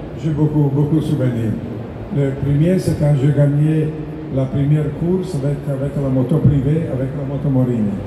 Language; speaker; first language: French; non-native, learner; Italian